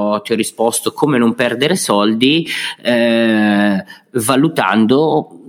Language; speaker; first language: Italian; native; Italian